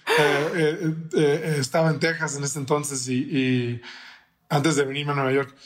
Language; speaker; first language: Spanish; early bilingual, heritage; Spanish